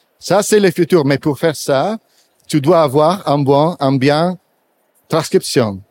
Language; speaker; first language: French; non-native, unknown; Italian